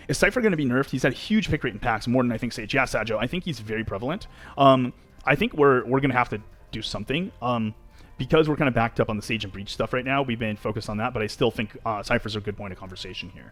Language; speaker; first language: English; native; English